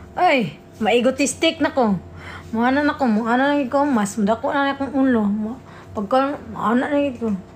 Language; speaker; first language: Filipino; non-native, local second language; Cebuano